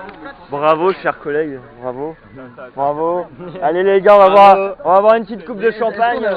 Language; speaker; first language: French; native; French